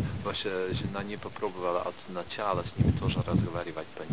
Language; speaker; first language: Russian; non-native, fluent; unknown